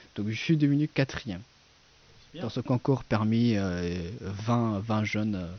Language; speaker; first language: French; non-native, fluent; Persian